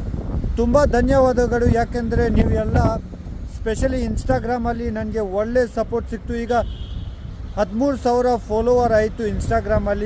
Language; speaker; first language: Kannada; non-native, local second language; Ladakhi